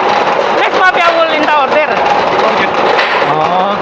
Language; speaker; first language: Arabic; non-native, learner; Filipino